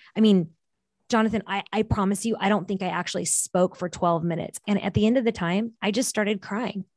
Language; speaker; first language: English; early bilingual, other home language; Portuguese